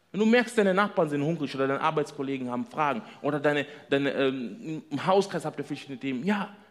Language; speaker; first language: German; non-native, fluent; Swahili